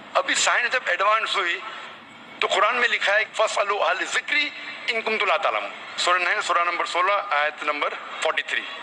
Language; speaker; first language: Hindi; non-native, local second language; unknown